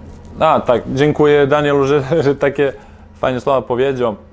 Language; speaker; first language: Polish; non-native, fluent; Serbian